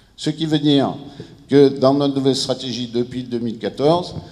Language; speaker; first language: French; native; French